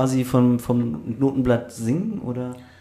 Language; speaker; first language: German; native; German